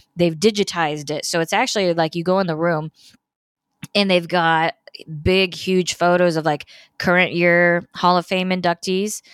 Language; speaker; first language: English; native; English